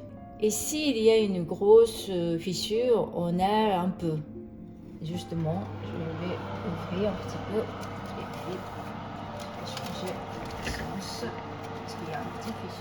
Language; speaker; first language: French; non-native, fluent; Japanese